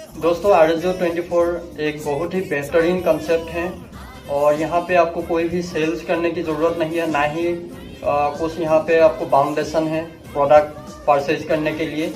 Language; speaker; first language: Hindi; non-native, local second language; Assamese